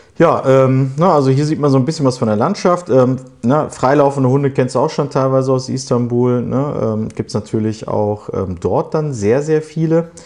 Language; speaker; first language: German; early bilingual, other home language; Turkish